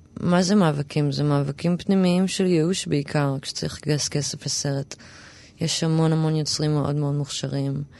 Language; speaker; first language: Hebrew; early bilingual, other home language; English